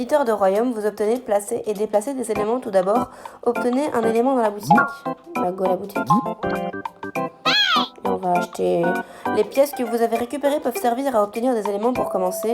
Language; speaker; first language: French; native; French